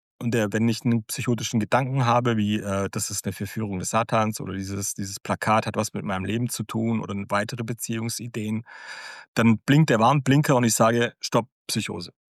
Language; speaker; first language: German; early bilingual, other home language; Croatian